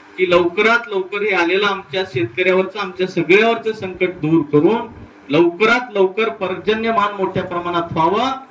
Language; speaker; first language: Marathi; native; Marathi